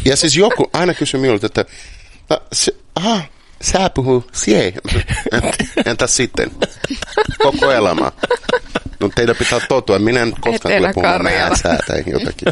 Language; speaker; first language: Finnish; non-native, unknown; Portuguese